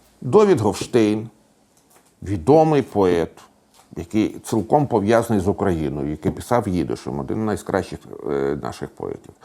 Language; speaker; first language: Ukrainian; non-native, local second language; Russian